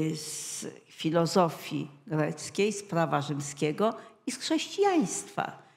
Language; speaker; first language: Polish; native; Polish